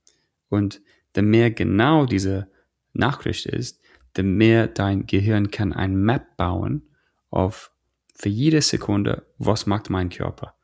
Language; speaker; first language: German; non-native, fluent; English